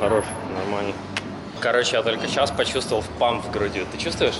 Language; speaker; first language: Russian; native; Russian